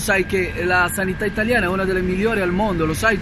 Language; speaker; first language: Italian; non-native, fluent; Spanish